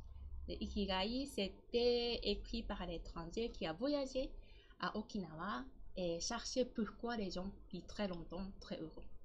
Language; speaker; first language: French; non-native, learner; Japanese